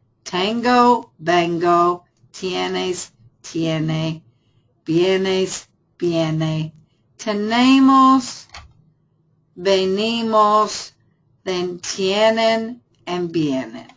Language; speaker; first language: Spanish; non-native, fluent; English